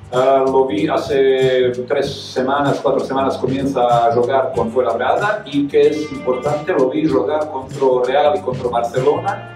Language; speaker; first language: Spanish; non-native, fluent; Serbian